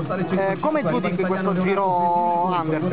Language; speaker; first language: Italian; native; Italian